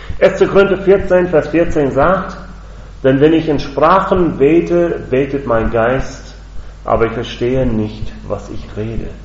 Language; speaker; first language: German; non-native, fluent; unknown